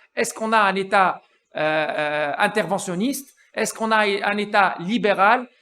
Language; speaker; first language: French; non-native, local second language; Arabic